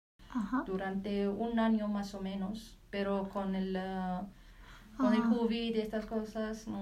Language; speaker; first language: Spanish; non-native, learner; Arabic